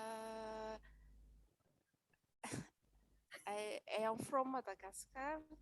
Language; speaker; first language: English; non-native, learner; Malagasy